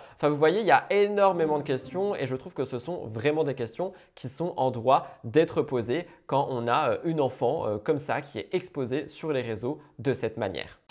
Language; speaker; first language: French; native; French